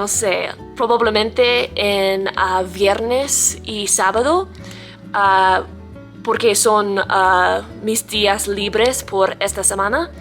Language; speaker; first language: Spanish; non-native, learner; English